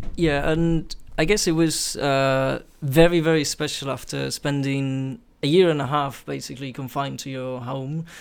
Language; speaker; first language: English; non-native, fluent; Spanish